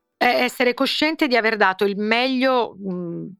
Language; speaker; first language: Italian; native; Italian